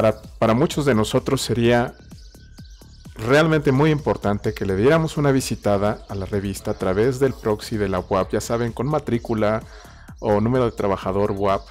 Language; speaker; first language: Spanish; native; Spanish